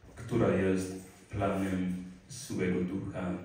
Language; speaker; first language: Polish; non-native, fluent; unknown